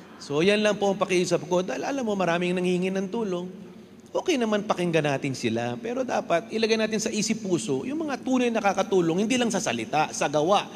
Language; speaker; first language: Filipino; non-native, local second language; Bikol